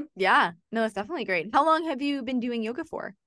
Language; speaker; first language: English; native; English